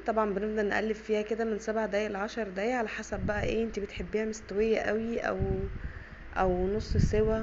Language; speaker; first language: Arabic; native; Arabic